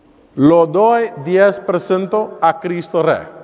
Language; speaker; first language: Spanish; non-native, learner; English